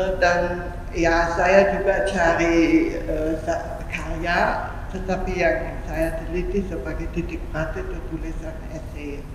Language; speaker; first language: Indonesian; non-native, fluent; German